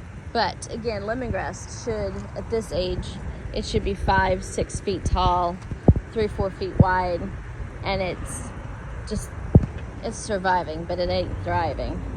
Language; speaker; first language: English; native; English